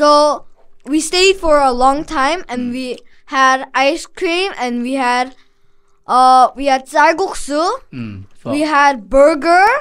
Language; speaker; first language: English; non-native, learner; Korean